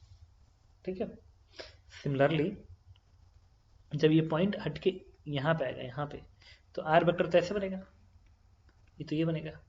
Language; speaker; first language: Hindi; native; Hindi